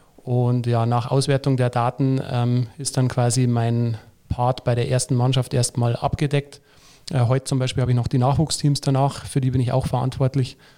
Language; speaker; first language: German; native; German